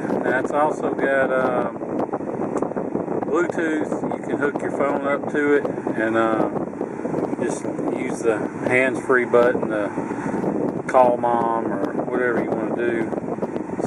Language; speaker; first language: English; native; English